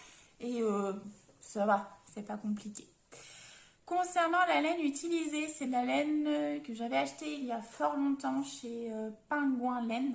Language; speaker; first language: French; native; French